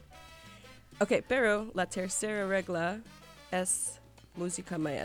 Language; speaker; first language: Spanish; non-native, learner; English